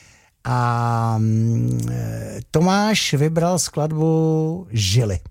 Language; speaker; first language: Czech; native; Czech